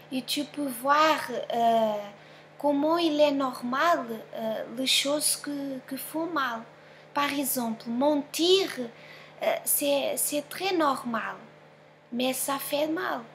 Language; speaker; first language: French; non-native, fluent; Portuguese